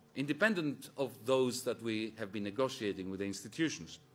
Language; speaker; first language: English; non-native, fluent; Greek